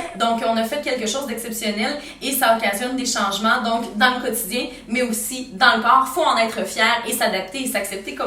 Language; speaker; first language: French; native; French